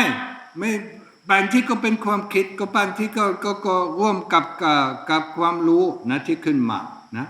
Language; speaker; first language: Thai; non-native, fluent; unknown